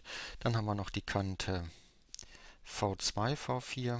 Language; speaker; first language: German; native; German